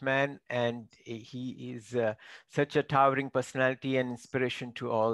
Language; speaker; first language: English; non-native, local second language; Marathi